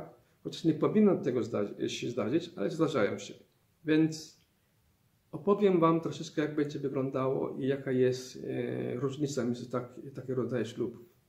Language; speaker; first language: Polish; non-native, fluent; Somali